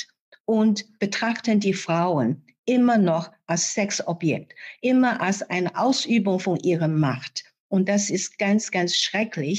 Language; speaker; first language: German; non-native, fluent; Chinese